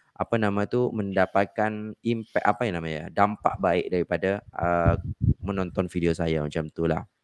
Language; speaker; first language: Malay; non-native, fluent; Indonesian